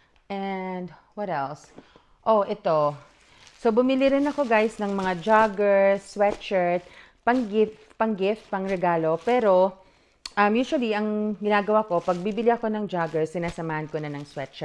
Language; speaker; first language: Filipino; native; Filipino